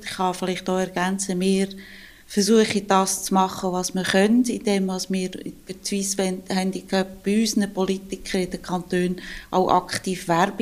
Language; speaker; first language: German; native; German